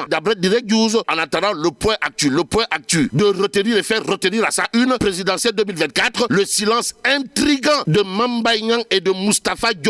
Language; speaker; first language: French; non-native, local second language; Wolof